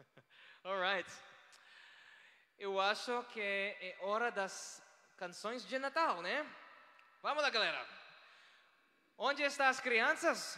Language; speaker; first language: Portuguese; non-native, learner; Filipino